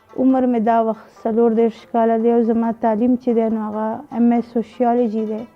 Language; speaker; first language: Pashto; non-native, local second language; Urdu